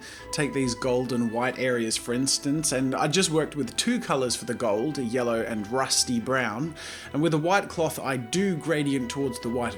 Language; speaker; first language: English; native; English